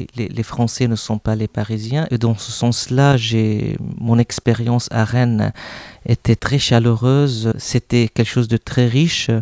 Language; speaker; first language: French; non-native, local second language; Arabic